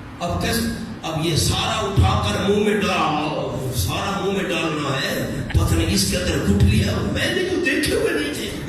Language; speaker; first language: Urdu; non-native, local second language; Pashto